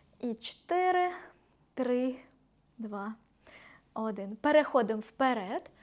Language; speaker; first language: Ukrainian; non-native, local second language; Russian